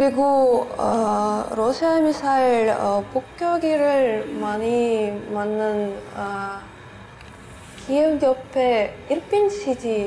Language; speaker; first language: Korean; non-native, learner; Ukrainian